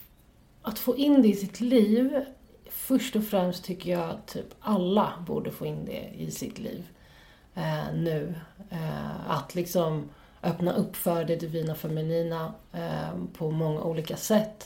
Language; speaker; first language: Swedish; native; Swedish